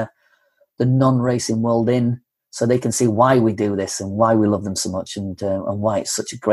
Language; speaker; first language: English; native; English